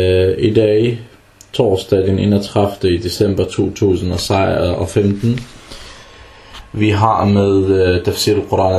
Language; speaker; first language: Danish; non-native, fluent; Arabic